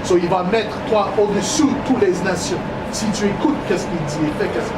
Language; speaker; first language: French; non-native, learner; English